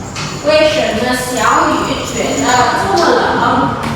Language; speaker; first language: Chinese; non-native, fluent; Indonesian